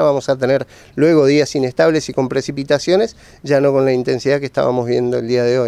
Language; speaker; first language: Spanish; native; Spanish